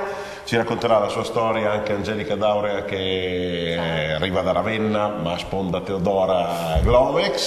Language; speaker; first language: Italian; native; Italian